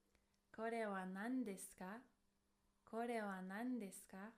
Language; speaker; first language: Japanese; non-native, fluent; English